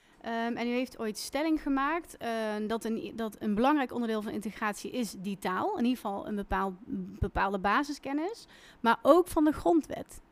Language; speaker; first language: Dutch; native; Dutch